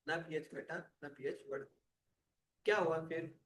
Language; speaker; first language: Hindi; non-native, local second language; Marathi